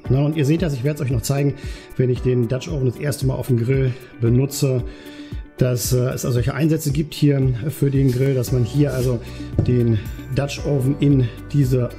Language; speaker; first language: German; native; German